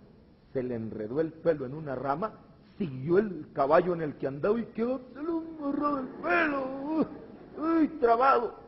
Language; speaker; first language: Spanish; native; Spanish